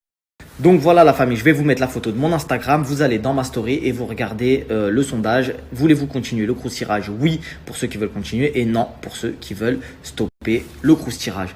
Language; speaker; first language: French; native; French